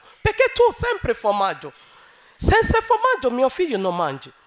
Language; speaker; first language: Italian; non-native, learner; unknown